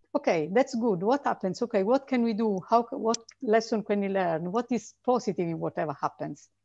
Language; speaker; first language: English; non-native, fluent; Italian